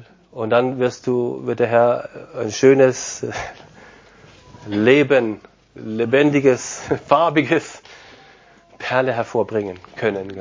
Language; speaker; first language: German; non-native, fluent; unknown